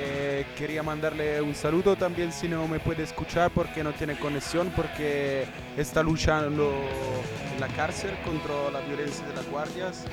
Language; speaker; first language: Spanish; non-native, learner; Italian